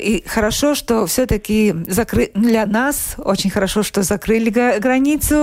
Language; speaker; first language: Russian; non-native, local second language; Latvian